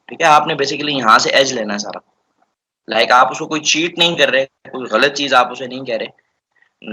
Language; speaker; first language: Urdu; native; Urdu